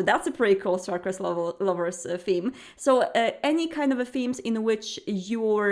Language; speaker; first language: English; non-native, fluent; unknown